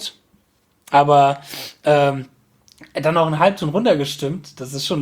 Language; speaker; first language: German; native; German